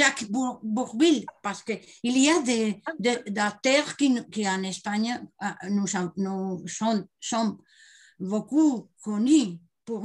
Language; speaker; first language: French; non-native, learner; Spanish